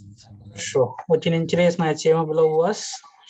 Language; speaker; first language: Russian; non-native, fluent; Hindi